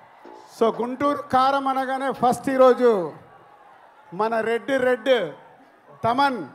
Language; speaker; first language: Telugu; native; Telugu